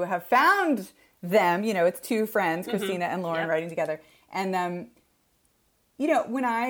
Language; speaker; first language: English; native; English